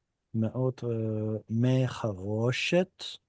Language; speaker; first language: Hebrew; non-native, fluent; English